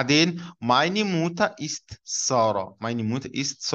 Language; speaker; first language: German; non-native, fluent; Arabic